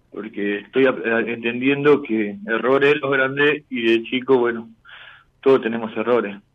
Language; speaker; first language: Spanish; native; Spanish